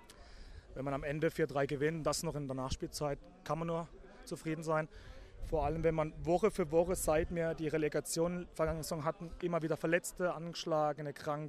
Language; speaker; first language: German; native; German